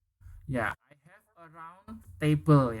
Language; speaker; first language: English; non-native, fluent; Indonesian